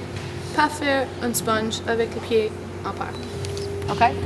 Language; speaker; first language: French; non-native, learner; English